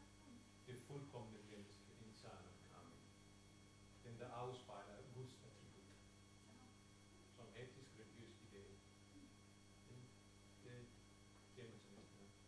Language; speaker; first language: Danish; non-native, fluent; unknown